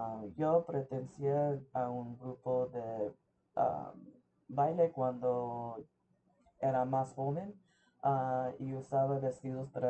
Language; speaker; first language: Spanish; early bilingual, heritage; English